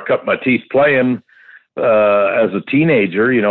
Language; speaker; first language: English; native; English